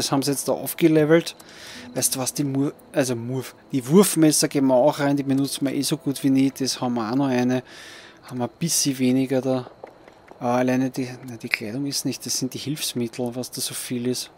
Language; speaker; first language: German; native; German